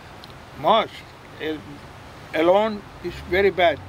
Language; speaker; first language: English; non-native, learner; Persian